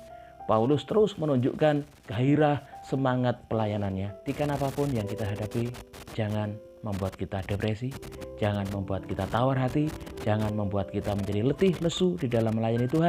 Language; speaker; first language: Indonesian; native; Indonesian